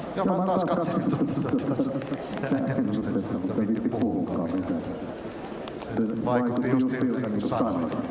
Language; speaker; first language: Finnish; native; Finnish